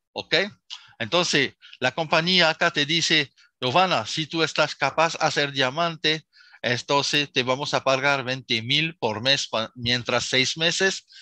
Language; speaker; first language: Spanish; non-native, fluent; Arabic